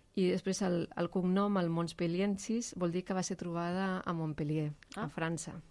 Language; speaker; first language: Catalan; native; Catalan